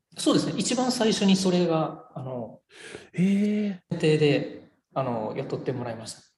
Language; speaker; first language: Japanese; native; Japanese